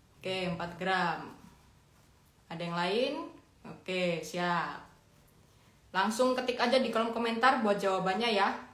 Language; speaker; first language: Indonesian; native; Indonesian